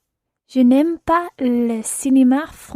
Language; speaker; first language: French; non-native, learner; English